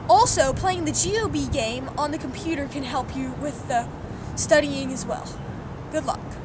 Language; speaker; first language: English; native; English